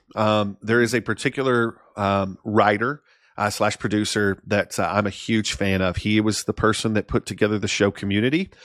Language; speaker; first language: English; native; English